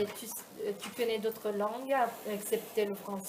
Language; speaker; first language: French; non-native, fluent; Italian